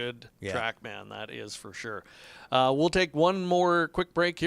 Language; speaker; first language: English; native; English